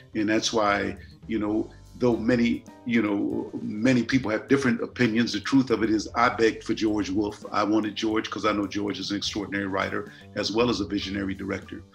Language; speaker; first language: English; native; English